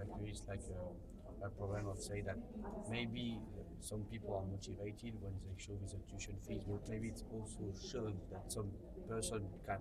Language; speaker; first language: English; non-native, learner; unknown